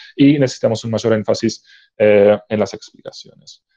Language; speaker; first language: Spanish; non-native, fluent; Czech